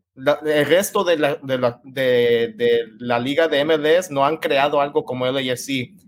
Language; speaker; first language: Spanish; early bilingual, heritage; Spanish